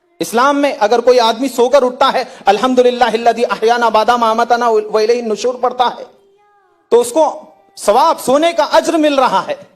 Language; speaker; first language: Hindi; native; Hindi